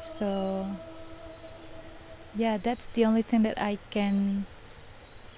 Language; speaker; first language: English; non-native, fluent; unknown